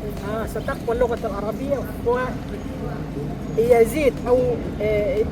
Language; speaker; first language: Arabic; non-native, fluent; Indonesian